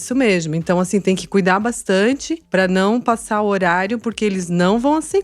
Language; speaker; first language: Portuguese; native; Portuguese